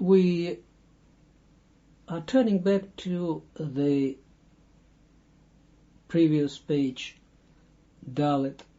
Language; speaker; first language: English; non-native, fluent; Dutch